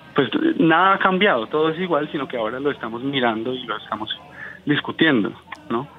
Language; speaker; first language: Spanish; early bilingual, heritage; Spanish